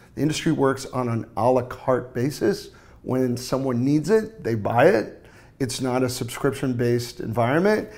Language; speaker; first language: English; native; English